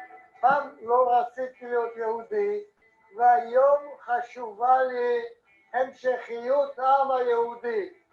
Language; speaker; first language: Hebrew; non-native, fluent; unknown